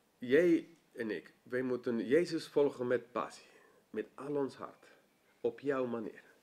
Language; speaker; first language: Dutch; non-native, fluent; English